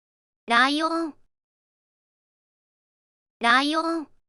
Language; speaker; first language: Japanese; native; Japanese